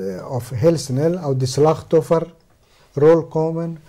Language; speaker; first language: Dutch; non-native, fluent; Persian